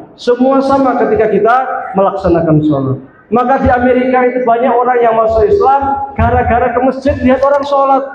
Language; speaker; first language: Indonesian; native; Indonesian